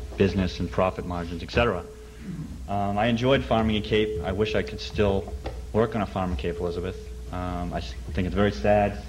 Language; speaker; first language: English; native; English